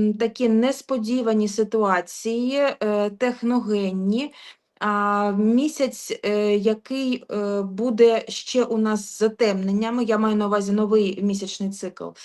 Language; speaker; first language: Ukrainian; native; Ukrainian